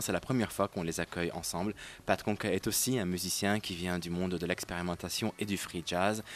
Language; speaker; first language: French; non-native, local second language; Arabic